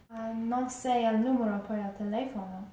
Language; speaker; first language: Spanish; non-native, learner; English